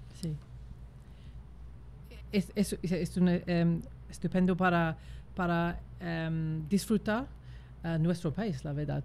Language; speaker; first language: Spanish; non-native, fluent; English